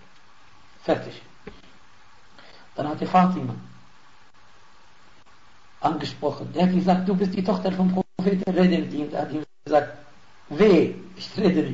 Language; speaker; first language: German; non-native, fluent; Arabic